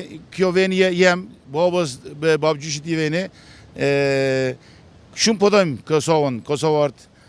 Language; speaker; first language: Albanian; early bilingual, heritage; Turkish